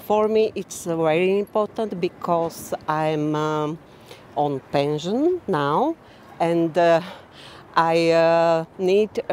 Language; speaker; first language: English; non-native, learner; Slovak